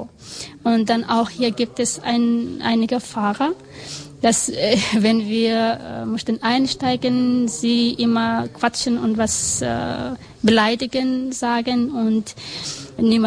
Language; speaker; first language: German; non-native, learner; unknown